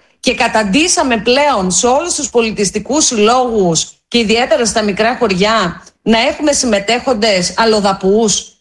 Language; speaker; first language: Greek; native; Greek